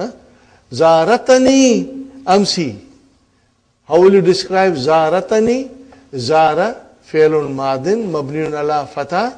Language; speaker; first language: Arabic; non-native, fluent; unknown